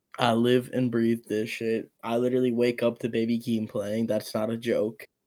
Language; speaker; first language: English; early bilingual, other home language; Amharic